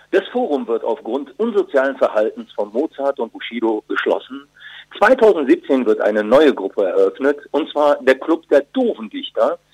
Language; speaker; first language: German; early bilingual, other home language; Turkish